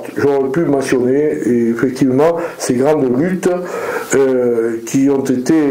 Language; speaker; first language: French; native; French